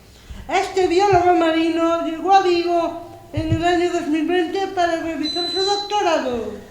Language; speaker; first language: Spanish; native; Spanish